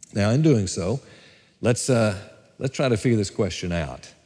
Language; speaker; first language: English; native; English